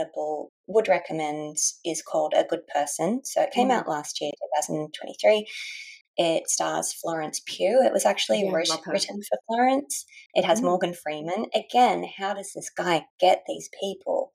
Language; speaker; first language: English; native; English